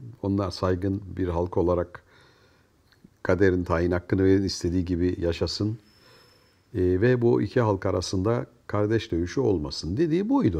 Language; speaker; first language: Turkish; native; Turkish